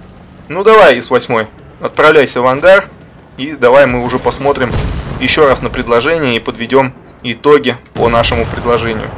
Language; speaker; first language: Russian; native; Russian